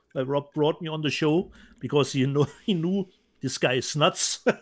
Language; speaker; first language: English; non-native, fluent; German